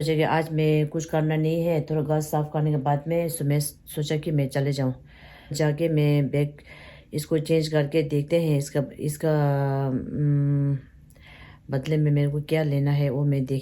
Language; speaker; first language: Hindi; non-native, local second language; Tibetan